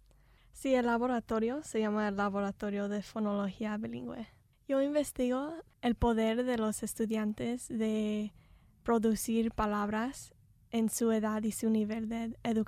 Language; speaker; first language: Spanish; early bilingual, heritage; Spanish